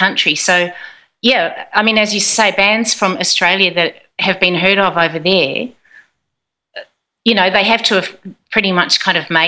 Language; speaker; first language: English; native; English